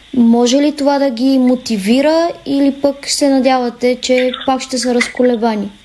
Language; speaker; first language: Bulgarian; native; Bulgarian